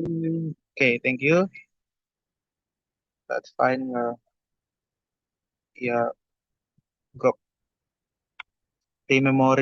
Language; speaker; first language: English; non-native, learner; Indonesian